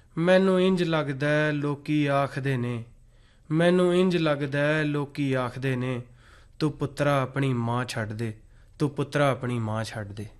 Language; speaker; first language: Punjabi; native; Punjabi